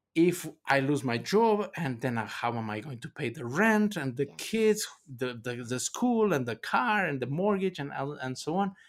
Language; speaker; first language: English; non-native, fluent; Spanish